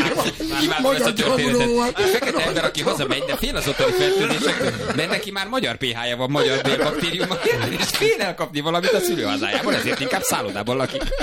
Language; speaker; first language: Hungarian; native; Hungarian